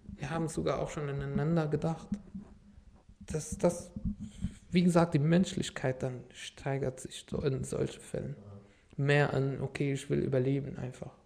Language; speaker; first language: German; non-native, fluent; Arabic